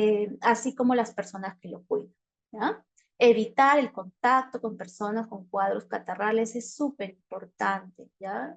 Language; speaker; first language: Spanish; native; Spanish